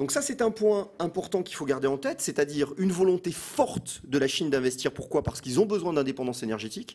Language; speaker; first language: French; native; French